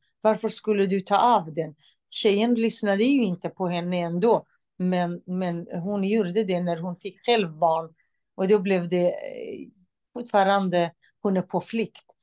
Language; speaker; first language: Swedish; non-native, fluent; Central Kurdish